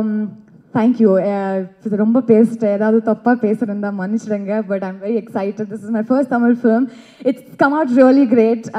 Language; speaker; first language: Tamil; non-native, learner; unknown